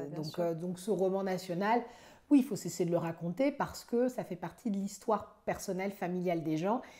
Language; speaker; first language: French; native; French